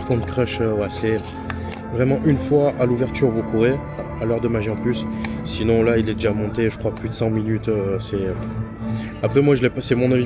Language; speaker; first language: French; native; French